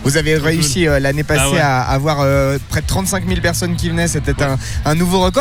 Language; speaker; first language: French; native; French